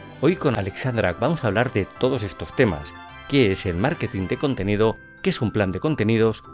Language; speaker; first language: Spanish; native; Spanish